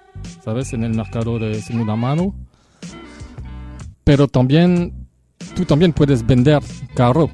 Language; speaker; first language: Spanish; non-native, fluent; French